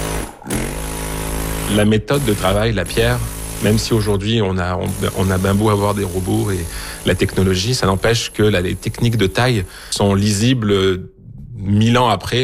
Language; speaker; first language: French; native; French